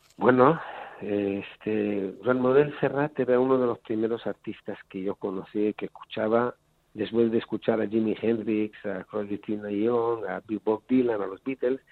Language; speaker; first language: Spanish; non-native, fluent; Hebrew